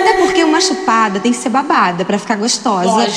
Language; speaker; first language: Portuguese; native; Portuguese